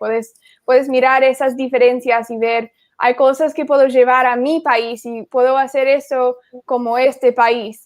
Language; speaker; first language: Spanish; non-native, fluent; English